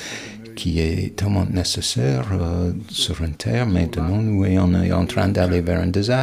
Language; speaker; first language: French; non-native, fluent; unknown